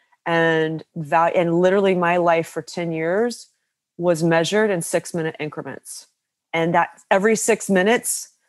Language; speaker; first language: English; native; English